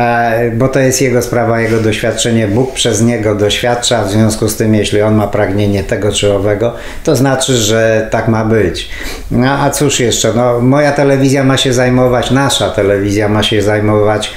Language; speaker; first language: Polish; native; Polish